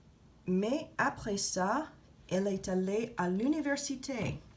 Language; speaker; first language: French; non-native, fluent; English